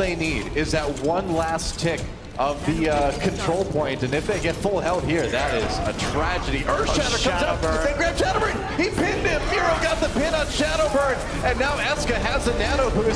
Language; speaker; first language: English; native; English